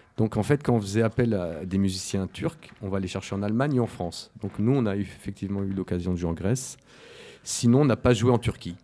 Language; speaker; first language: French; native; French